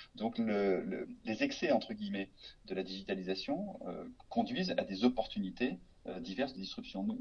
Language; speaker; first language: French; native; French